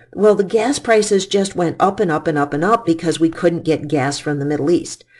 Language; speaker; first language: English; native; English